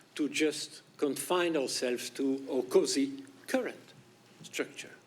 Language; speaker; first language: English; non-native, fluent; French